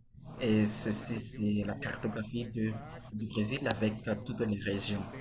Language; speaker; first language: French; non-native, fluent; Portuguese